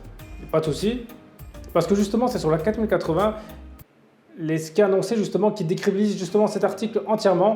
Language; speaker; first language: French; native; French